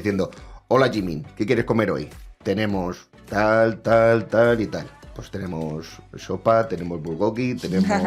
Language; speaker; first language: Spanish; native; Spanish